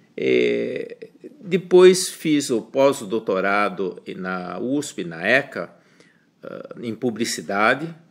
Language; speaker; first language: Portuguese; early bilingual, other home language; Chinese